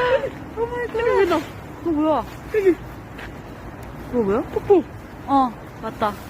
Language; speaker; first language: Korean; non-native, fluent; Vietnamese